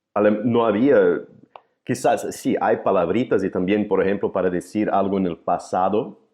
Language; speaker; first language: Spanish; non-native, fluent; Portuguese